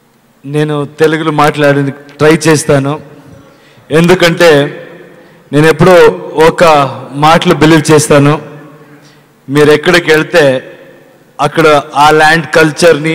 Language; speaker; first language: Telugu; non-native, learner; Kannada